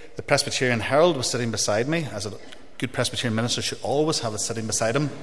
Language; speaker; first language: English; native; English